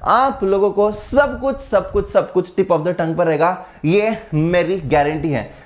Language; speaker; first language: Hindi; non-native, local second language; Marathi